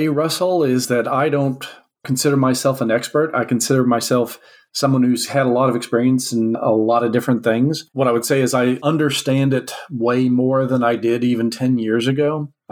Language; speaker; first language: English; native; English